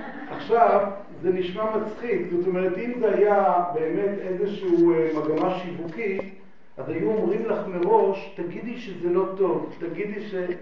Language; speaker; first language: Hebrew; native; Hebrew